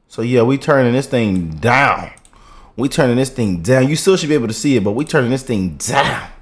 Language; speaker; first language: English; native; English